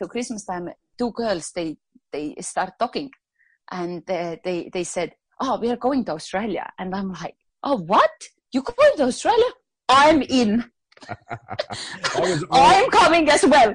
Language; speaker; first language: English; non-native, fluent; Estonian